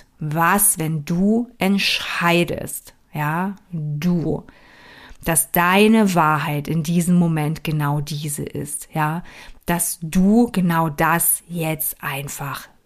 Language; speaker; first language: German; native; German